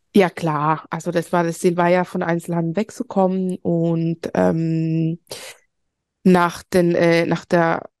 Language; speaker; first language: German; early bilingual, other home language; Spanish